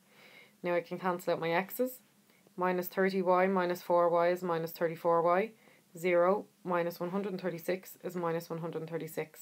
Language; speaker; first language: English; native; English